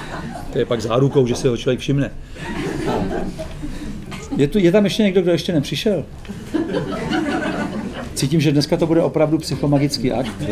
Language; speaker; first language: Czech; native; Czech